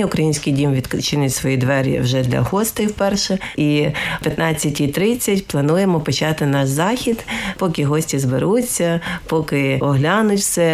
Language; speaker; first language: Ukrainian; native; Ukrainian